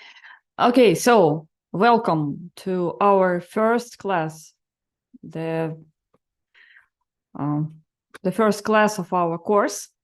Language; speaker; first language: English; non-native, fluent; Russian